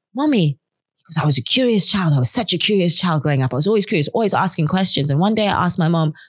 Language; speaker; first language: English; native; English